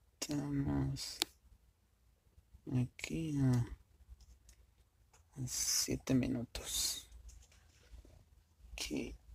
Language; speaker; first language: Spanish; early bilingual, heritage; Spanish